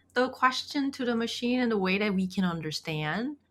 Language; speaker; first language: English; non-native, fluent; Korean